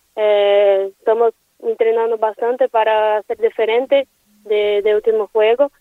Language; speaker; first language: Spanish; non-native, learner; Portuguese